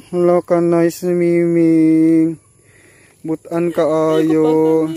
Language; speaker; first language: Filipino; non-native, local second language; Cebuano